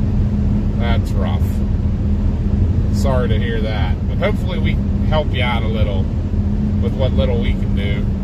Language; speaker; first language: English; native; English